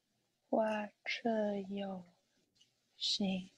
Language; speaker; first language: Chinese; non-native, learner; English